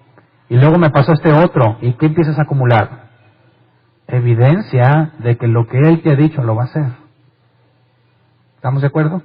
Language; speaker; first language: Spanish; native; Spanish